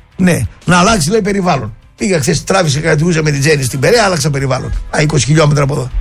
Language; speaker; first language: Greek; native; Greek